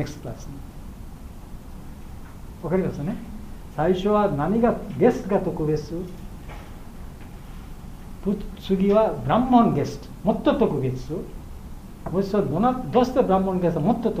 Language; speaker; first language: Japanese; non-native, learner; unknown